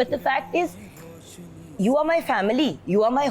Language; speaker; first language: Urdu; native; Urdu